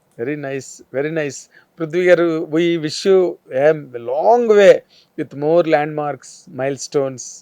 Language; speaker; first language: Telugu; native; Telugu